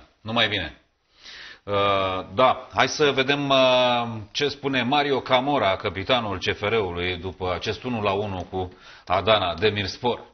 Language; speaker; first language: Romanian; native; Romanian